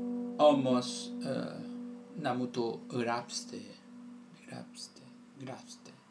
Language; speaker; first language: Greek; non-native, fluent; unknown